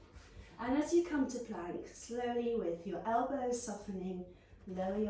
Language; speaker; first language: English; native; English